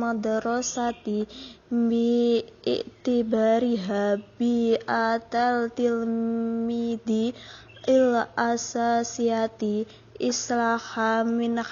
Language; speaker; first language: Arabic; non-native, learner; Indonesian